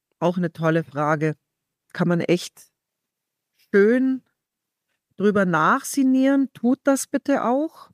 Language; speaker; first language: German; native; German